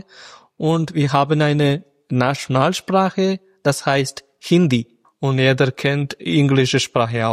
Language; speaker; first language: German; non-native, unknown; Malayalam